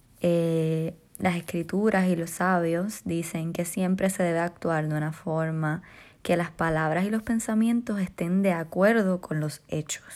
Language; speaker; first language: Spanish; native; Spanish